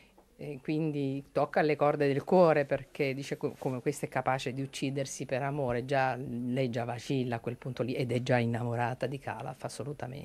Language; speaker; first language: Italian; native; Italian